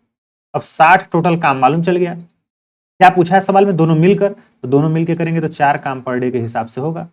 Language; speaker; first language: Hindi; native; Hindi